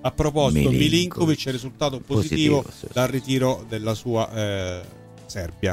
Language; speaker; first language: Italian; native; Italian